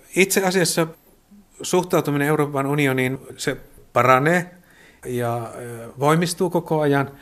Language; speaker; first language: Finnish; native; Finnish